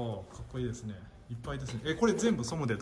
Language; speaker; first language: Japanese; native; Japanese